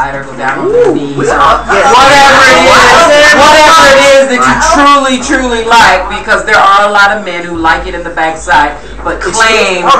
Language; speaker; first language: English; native; English